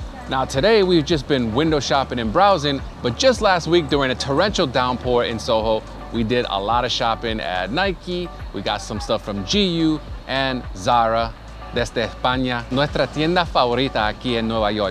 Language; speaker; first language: English; native; English